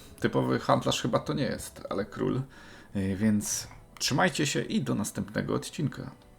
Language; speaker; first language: Polish; native; Polish